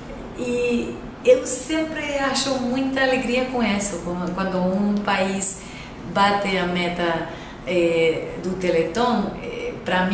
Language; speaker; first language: Portuguese; non-native, fluent; Spanish